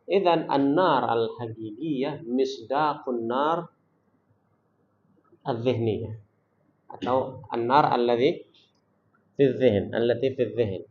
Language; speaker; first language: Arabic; non-native, fluent; Indonesian